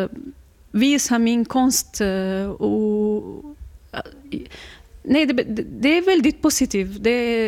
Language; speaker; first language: Swedish; non-native, learner; Arabic